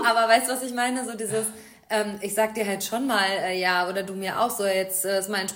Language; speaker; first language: German; native; German